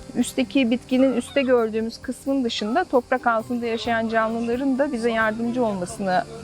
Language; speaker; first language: Turkish; native; Turkish